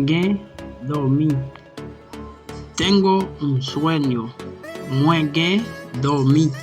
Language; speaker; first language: Spanish; non-native, learner; Haitian Creole